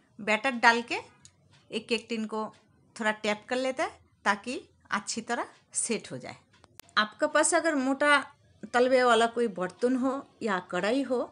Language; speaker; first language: Hindi; non-native, local second language; Bangla